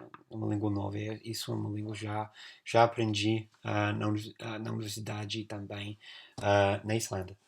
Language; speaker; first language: Portuguese; non-native, fluent; English